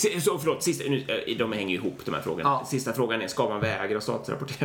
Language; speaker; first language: Swedish; native; Swedish